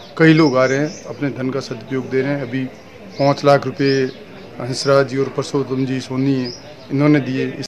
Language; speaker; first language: Hindi; native; Hindi